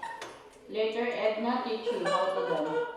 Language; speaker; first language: English; non-native, learner; Filipino